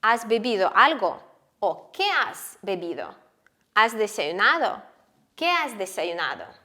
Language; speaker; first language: Spanish; non-native, fluent; Ukrainian